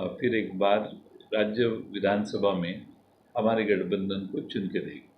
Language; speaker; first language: Hindi; non-native, local second language; Marathi